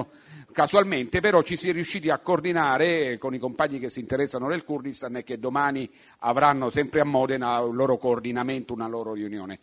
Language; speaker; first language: Italian; native; Italian